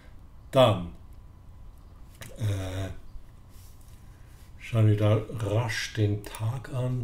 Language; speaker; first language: German; native; German